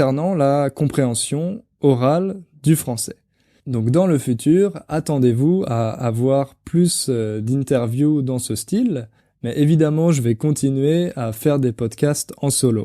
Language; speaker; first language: French; native; French